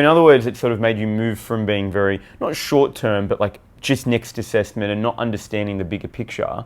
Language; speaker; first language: English; native; English